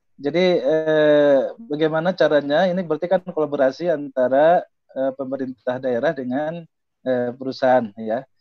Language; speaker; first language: Indonesian; native; Indonesian